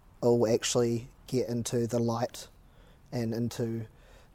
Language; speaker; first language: English; native; English